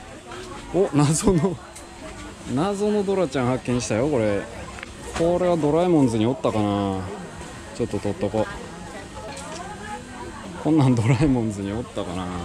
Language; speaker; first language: Japanese; native; Japanese